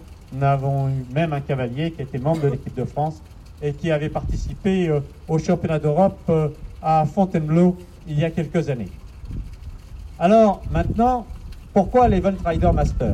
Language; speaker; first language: French; native; French